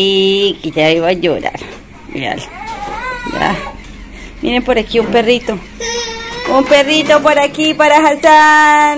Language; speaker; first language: Spanish; native; Spanish